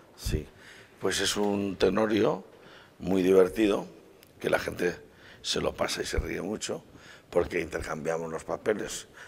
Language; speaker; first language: Spanish; native; Spanish